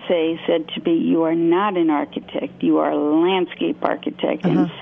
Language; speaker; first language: English; native; English